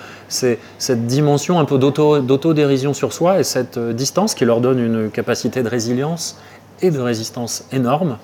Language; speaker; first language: French; native; French